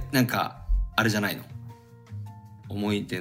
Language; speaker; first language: Japanese; native; Japanese